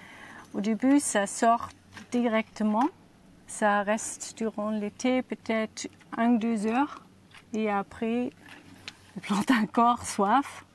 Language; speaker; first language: French; non-native, learner; German